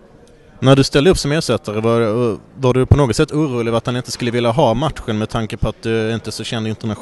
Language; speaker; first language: Swedish; native; Swedish